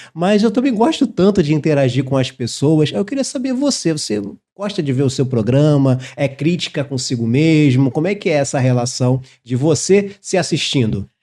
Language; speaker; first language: Portuguese; native; Portuguese